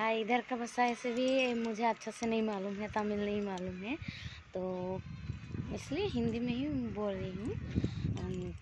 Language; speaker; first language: Hindi; non-native, local second language; Assamese